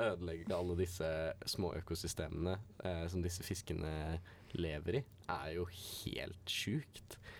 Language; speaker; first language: Norwegian; native; Norwegian